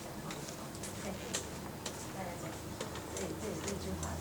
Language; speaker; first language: Chinese; native; Chinese